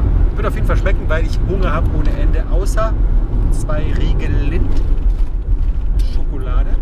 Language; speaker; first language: German; native; German